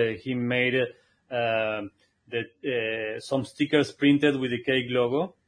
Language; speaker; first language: English; non-native, fluent; Spanish